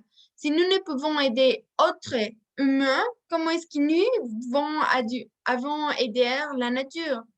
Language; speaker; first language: French; non-native, learner; Spanish